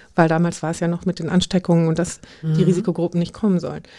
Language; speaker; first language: German; native; German